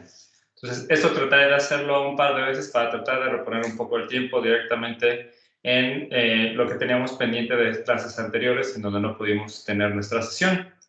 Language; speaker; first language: Spanish; native; Spanish